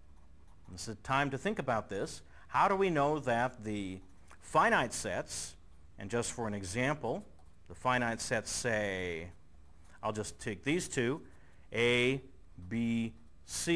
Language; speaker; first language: English; native; English